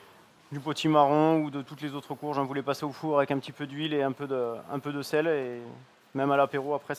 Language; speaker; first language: French; native; French